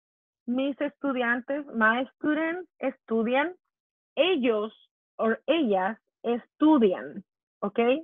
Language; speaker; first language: Spanish; non-native, fluent; English